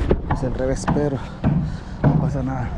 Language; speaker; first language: Spanish; native; Spanish